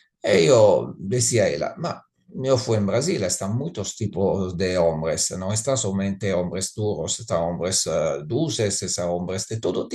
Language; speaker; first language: Spanish; non-native, learner; Italian